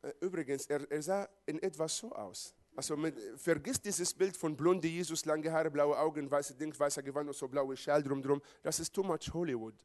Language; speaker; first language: German; non-native, fluent; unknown